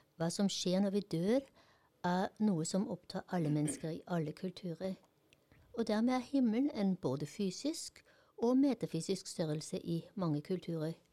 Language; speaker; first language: Norwegian; non-native, fluent; German